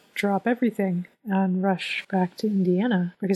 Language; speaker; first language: English; native; English